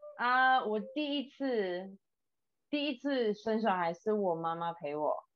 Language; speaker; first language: Chinese; non-native, fluent; English